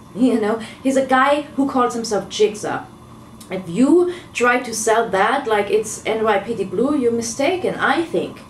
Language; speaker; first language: English; non-native, fluent; German